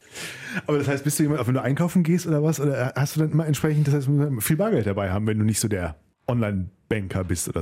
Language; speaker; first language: German; native; German